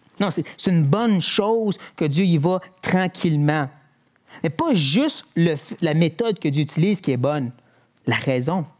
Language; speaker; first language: French; native; French